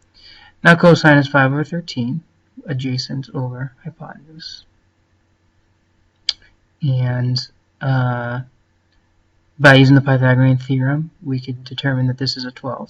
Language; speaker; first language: English; native; English